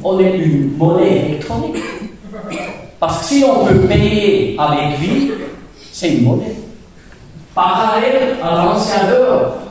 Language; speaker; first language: French; non-native, fluent; German